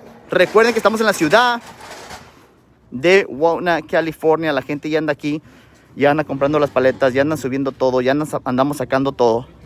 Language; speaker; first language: Spanish; early bilingual, heritage; Spanish